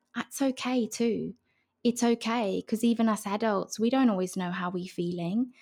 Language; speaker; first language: English; native; English